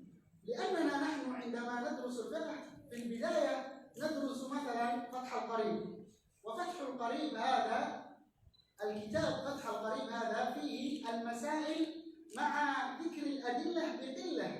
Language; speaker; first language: Arabic; native; Arabic